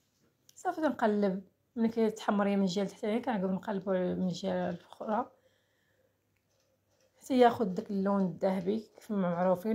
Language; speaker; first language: Arabic; native; Arabic